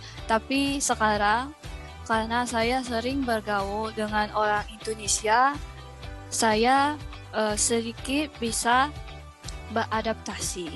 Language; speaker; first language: Indonesian; non-native, learner; Chinese